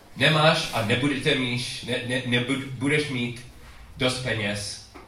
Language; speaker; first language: Czech; non-native, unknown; English